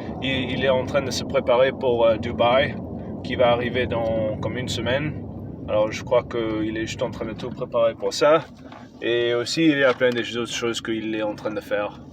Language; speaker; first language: French; non-native, fluent; English